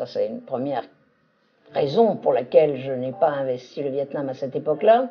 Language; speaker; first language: French; native; French